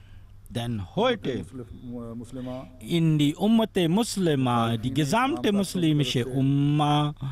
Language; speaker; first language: German; non-native, fluent; Urdu